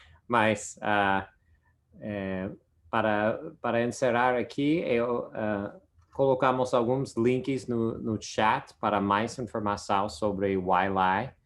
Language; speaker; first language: Portuguese; non-native, fluent; English